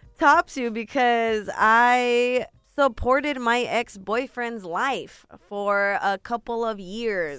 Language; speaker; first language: English; early bilingual, other home language; Spanish